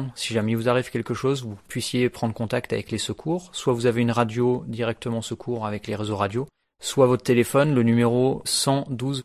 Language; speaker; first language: French; native; French